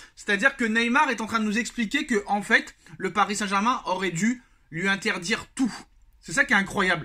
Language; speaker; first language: French; native; French